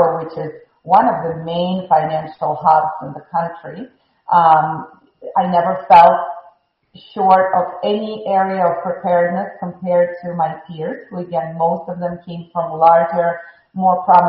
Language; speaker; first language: English; non-native, fluent; Russian